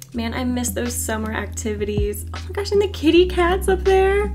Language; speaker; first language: English; native; English